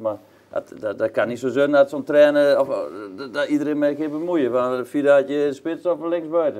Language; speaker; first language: Dutch; native; Dutch